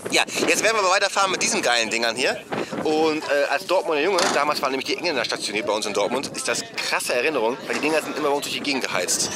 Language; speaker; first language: German; native; German